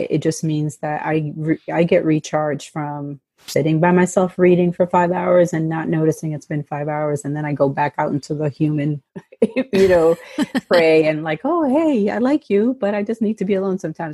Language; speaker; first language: English; early bilingual, other home language; Spanish